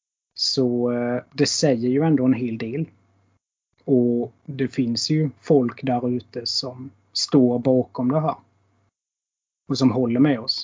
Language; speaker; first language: Swedish; native; Swedish